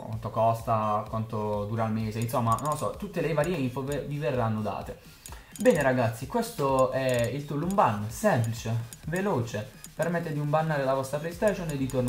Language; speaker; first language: Italian; native; Italian